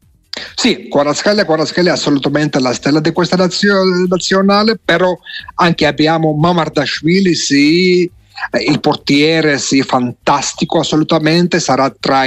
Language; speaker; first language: Italian; non-native, fluent; Georgian